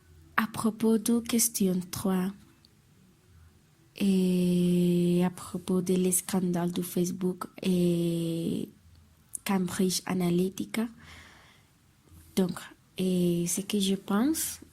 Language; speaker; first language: French; non-native, learner; Spanish